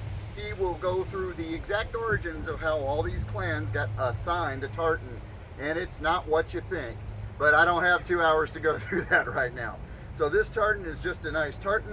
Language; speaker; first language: English; native; English